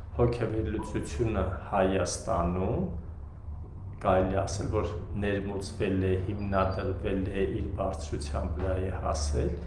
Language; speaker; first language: Armenian; native; Armenian